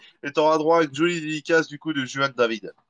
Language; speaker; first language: French; native; French